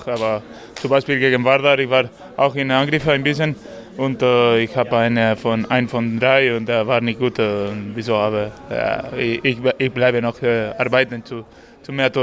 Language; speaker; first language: German; non-native, learner; Spanish